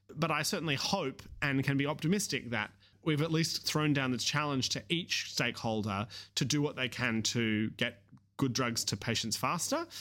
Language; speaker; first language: English; native; English